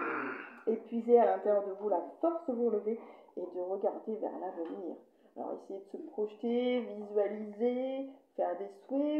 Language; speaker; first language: French; native; French